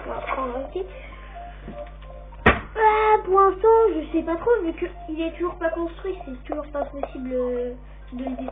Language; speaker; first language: French; native; French